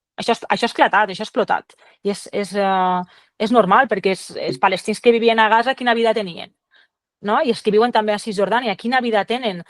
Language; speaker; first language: Catalan; native; Catalan